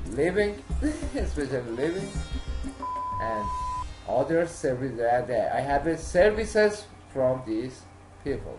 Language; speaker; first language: English; non-native, learner; Persian